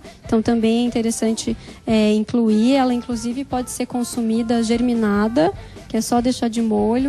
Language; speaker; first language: Portuguese; native; Portuguese